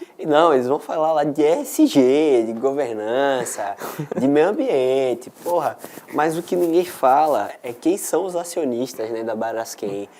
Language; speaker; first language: Portuguese; native; Portuguese